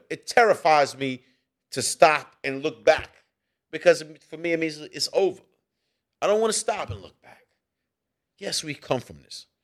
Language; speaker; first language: English; native; English